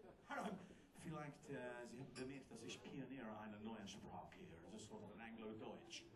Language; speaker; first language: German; non-native, learner; English